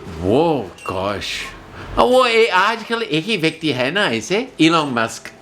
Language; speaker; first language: Hindi; non-native, fluent; English